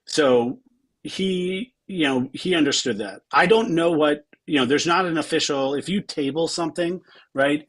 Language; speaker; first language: English; native; English